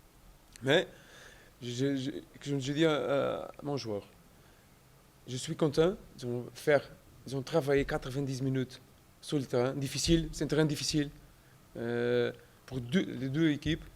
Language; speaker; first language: French; non-native, learner; Portuguese